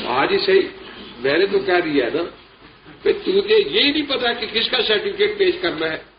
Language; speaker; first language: Urdu; non-native, local second language; Punjabi